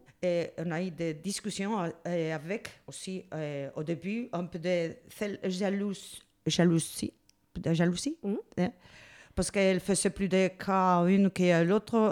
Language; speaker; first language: French; non-native, learner; Spanish